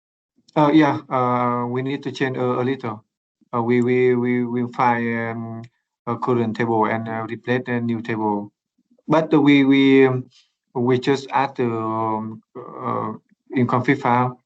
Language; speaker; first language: English; non-native, learner; Vietnamese